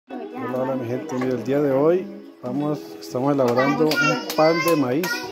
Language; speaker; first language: Spanish; native; Spanish